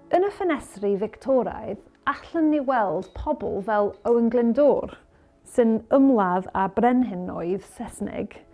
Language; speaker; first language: Welsh; non-native, learner; English